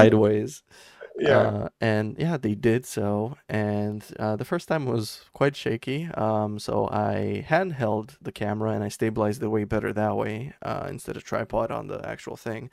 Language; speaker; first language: English; non-native, fluent; Romanian